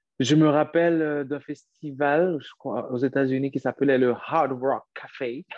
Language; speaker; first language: French; non-native, local second language; Haitian Creole